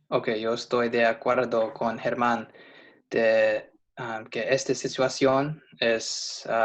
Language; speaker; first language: Spanish; non-native, learner; English